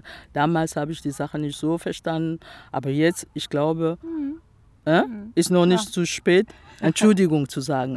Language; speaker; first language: German; non-native, fluent; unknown